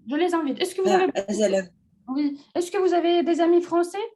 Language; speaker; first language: French; non-native, fluent; Russian